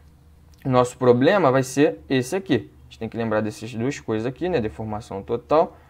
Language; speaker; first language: Portuguese; native; Portuguese